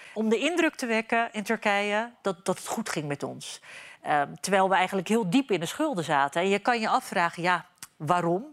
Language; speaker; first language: Dutch; early bilingual, other home language; Turkish